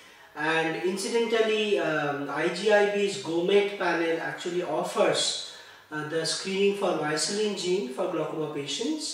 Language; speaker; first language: English; non-native, local second language; Bangla